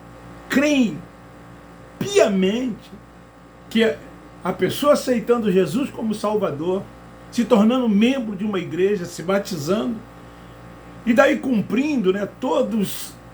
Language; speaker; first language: Portuguese; native; Portuguese